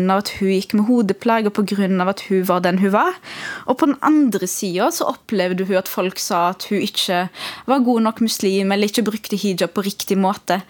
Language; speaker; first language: Norwegian; early bilingual, other home language; Arabic